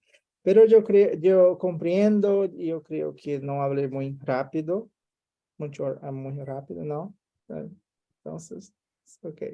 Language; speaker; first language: Spanish; non-native, learner; Portuguese